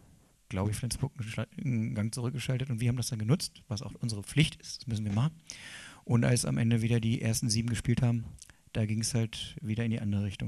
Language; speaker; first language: German; native; German